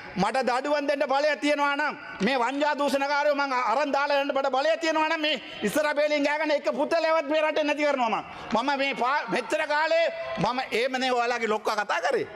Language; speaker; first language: Sinhala; non-native, local second language; Tamil